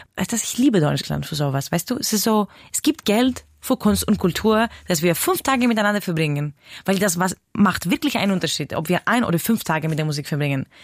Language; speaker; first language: German; non-native, fluent; Greek